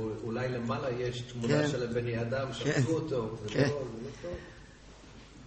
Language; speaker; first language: Hebrew; non-native, learner; English